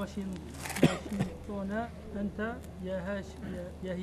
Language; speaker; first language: Arabic; non-native, learner; French